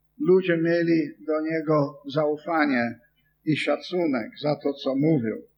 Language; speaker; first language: Polish; non-native, fluent; English